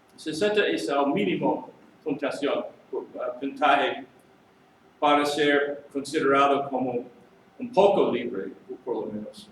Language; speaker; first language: Spanish; non-native, learner; English